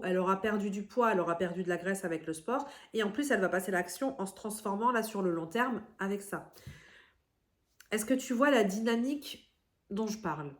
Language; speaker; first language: French; native; French